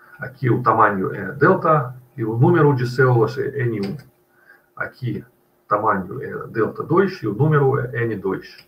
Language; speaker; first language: Portuguese; non-native, fluent; Russian